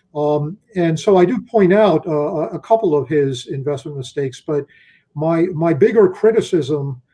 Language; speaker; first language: English; native; English